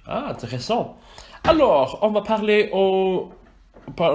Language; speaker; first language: French; non-native, fluent; Welsh